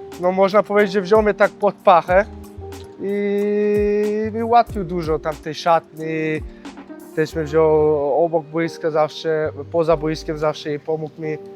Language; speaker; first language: Polish; early bilingual, heritage; Polish